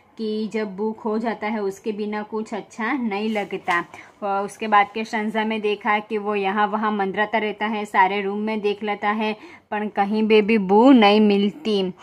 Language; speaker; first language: Hindi; non-native, local second language; Gujarati